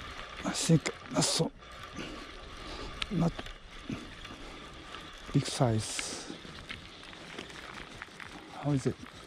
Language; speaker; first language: English; non-native, learner; Japanese